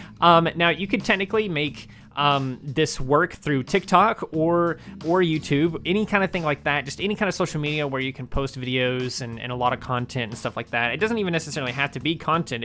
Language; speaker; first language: English; native; English